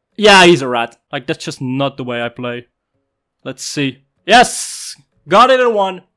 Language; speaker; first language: English; non-native, fluent; Dutch